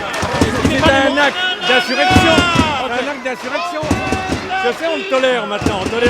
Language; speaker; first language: French; native; French